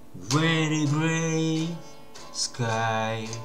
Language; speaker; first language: English; non-native, learner; Russian